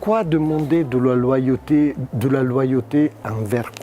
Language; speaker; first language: French; native; French